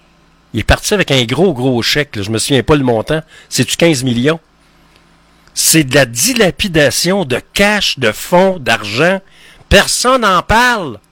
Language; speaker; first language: French; native; French